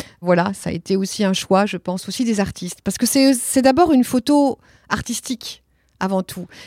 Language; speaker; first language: French; early bilingual, other home language; Italian